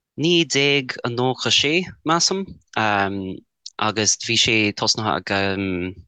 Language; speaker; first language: Irish; non-native, fluent; English